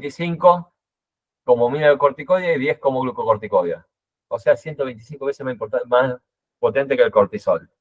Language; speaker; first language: Spanish; native; Spanish